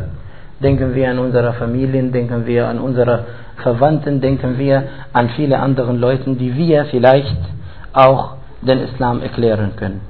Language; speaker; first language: German; non-native, fluent; Arabic